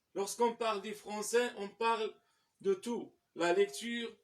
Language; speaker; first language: French; non-native, local second language; Arabic